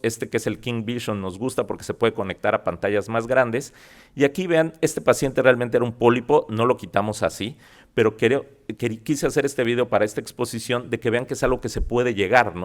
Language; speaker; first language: Spanish; native; Spanish